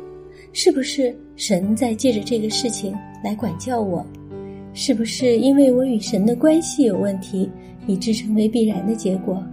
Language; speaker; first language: Chinese; native; Chinese